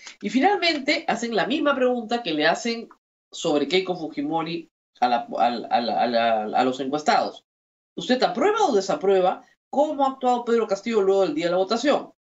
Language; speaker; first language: Spanish; native; Spanish